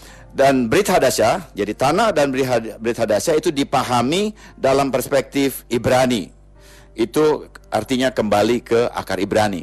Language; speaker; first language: Indonesian; native; Indonesian